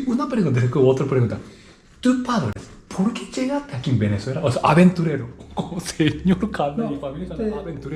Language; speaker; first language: Spanish; non-native, learner; Japanese